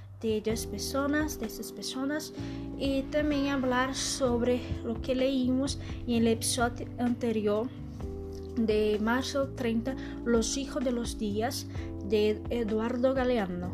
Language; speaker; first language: Spanish; non-native, learner; Portuguese